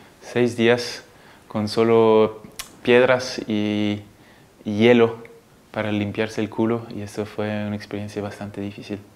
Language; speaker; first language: Spanish; early bilingual, heritage; Spanish